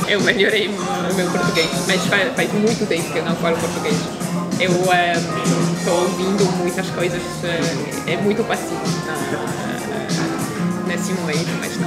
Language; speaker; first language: Portuguese; non-native, fluent; Polish